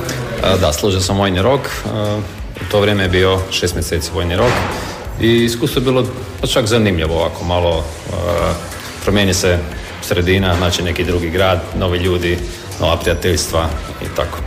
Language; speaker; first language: Serbian; native; Serbian